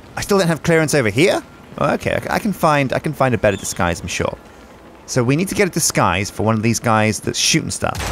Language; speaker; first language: English; native; English